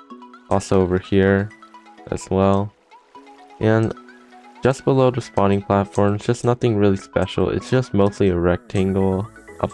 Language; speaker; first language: English; native; English